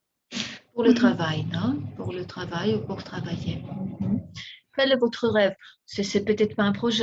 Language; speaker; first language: French; non-native, fluent; Spanish